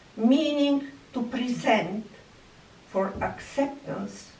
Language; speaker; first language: English; non-native, fluent; Bulgarian